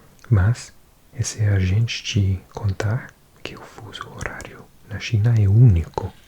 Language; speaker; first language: Portuguese; non-native, learner; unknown